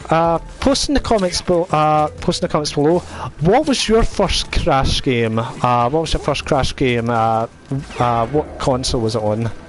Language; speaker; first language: English; native; English